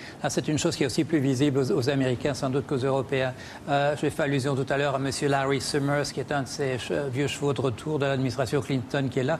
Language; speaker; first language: French; native; French